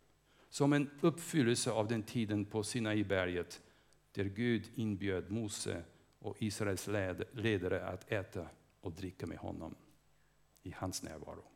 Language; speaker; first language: Swedish; non-native, fluent; English